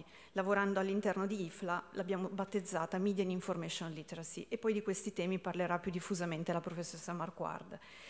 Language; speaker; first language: Italian; native; Italian